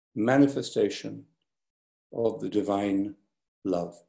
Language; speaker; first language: English; native; English